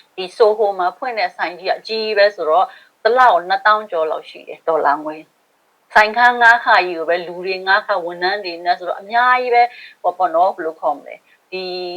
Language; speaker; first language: Burmese; non-native, local second language; Shan